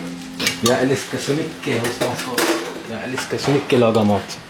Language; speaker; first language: Swedish; non-native, learner; Arabic